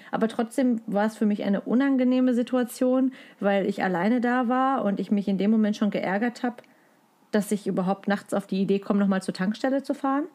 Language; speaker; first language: German; native; German